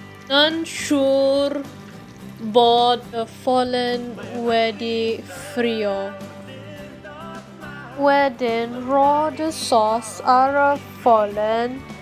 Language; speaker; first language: Welsh; non-native, learner; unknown